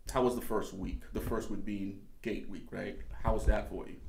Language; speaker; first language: English; native; English